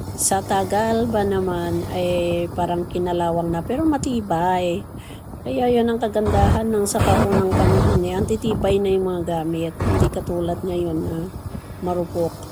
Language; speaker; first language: Filipino; non-native, local second language; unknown